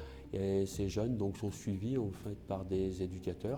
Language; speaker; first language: French; native; French